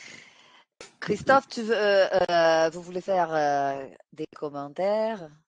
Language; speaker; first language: French; non-native, fluent; Portuguese